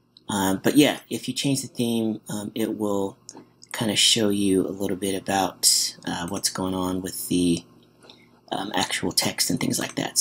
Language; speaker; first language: English; native; English